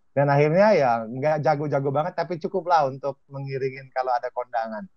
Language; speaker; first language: Indonesian; native; Indonesian